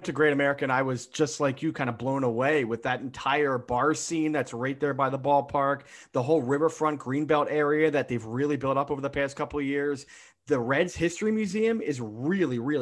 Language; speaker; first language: English; native; English